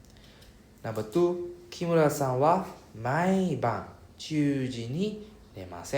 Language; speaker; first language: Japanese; non-native, fluent; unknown